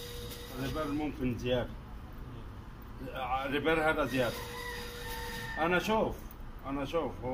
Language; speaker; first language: Arabic; non-native, local second language; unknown